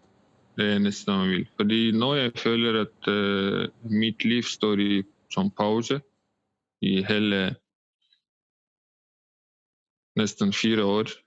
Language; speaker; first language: Norwegian; non-native, learner; Russian